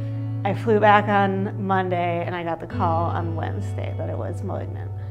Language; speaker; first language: English; native; English